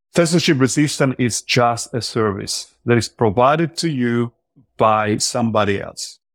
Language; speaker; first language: English; non-native, fluent; Italian